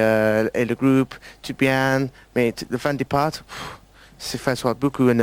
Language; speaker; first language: French; non-native, learner; English